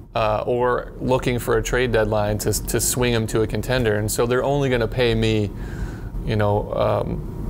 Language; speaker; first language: English; native; English